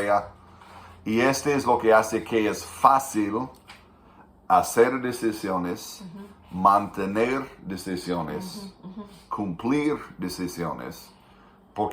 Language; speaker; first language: Spanish; non-native, fluent; English